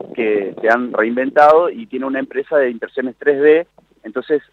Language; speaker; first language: Spanish; native; Spanish